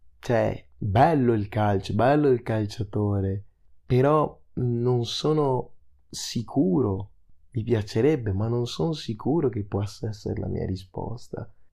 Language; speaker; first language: Italian; early bilingual, other home language; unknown